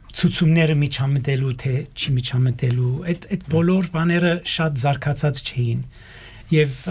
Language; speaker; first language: Armenian; early bilingual, heritage; Armenian